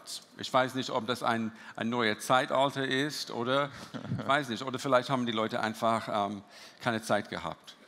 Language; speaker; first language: German; non-native, fluent; English